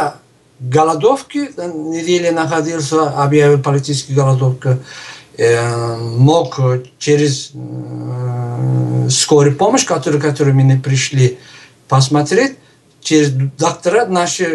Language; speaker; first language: Russian; non-native, local second language; Uzbek